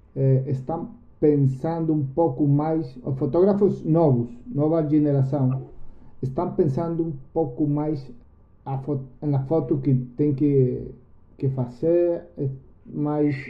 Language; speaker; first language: Portuguese; non-native, learner; Spanish